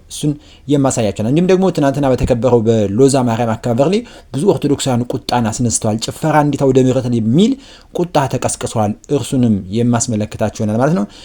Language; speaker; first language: Amharic; native; Amharic